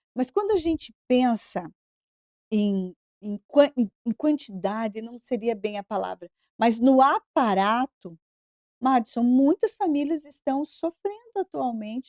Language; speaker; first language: Portuguese; native; Portuguese